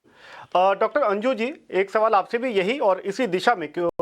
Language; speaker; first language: Hindi; native; Hindi